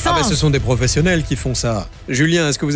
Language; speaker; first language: French; native; French